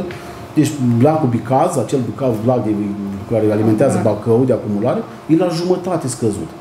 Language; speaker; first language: Romanian; native; Romanian